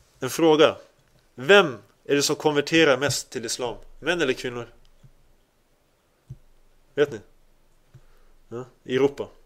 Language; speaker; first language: Swedish; early bilingual, other home language; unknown